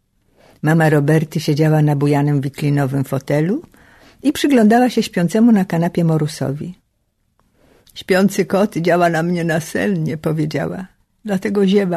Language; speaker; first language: Polish; native; Polish